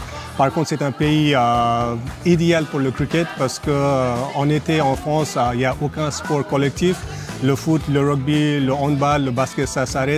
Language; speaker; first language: French; non-native, fluent; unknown